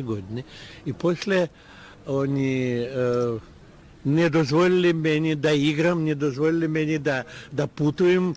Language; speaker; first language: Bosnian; non-native, learner; Russian